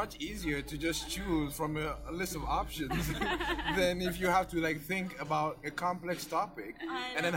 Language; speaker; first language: English; non-native, fluent; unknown